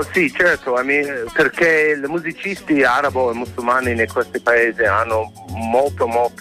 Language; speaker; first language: Italian; non-native, fluent; English